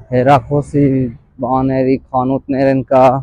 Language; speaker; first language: Armenian; non-native, learner; Hindi